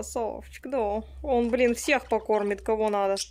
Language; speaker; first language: Russian; native; Russian